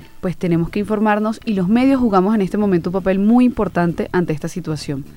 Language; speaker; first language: Spanish; native; Spanish